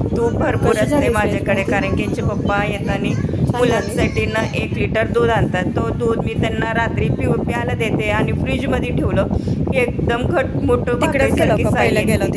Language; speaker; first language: Marathi; non-native, local second language; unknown